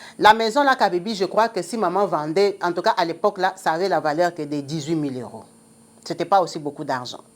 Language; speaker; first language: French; non-native, local second language; Lingala